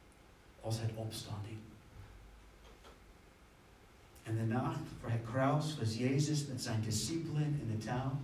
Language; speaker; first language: Dutch; non-native, fluent; English